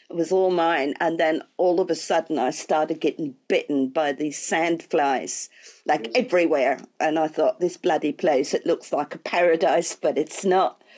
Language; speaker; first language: English; native; English